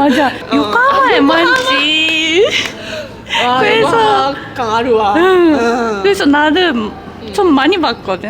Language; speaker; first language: Korean; non-native, fluent; Japanese